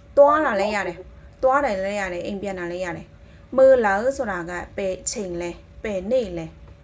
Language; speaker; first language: Burmese; non-native, local second language; Shan